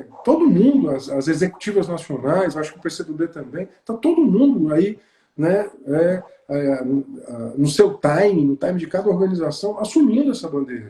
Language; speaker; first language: Portuguese; native; Portuguese